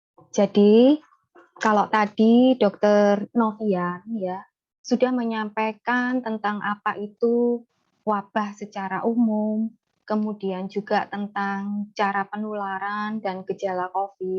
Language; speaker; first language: Indonesian; native; Indonesian